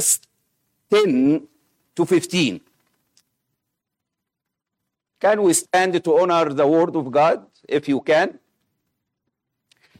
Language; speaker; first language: English; non-native, fluent; Arabic